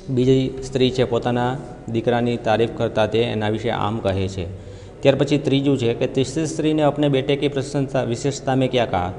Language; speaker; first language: Hindi; non-native, local second language; Gujarati